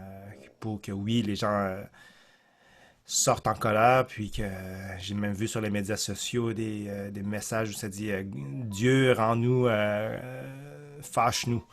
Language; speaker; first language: French; native; French